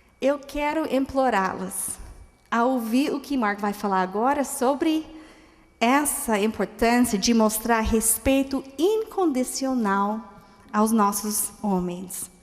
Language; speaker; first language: Portuguese; non-native, fluent; English